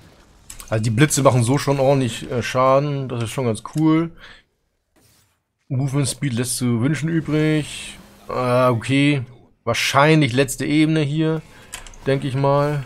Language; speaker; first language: German; native; German